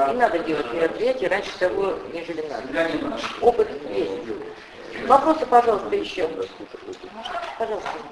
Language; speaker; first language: Russian; native; Russian